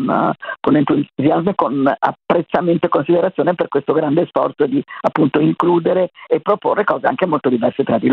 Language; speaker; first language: Italian; native; Italian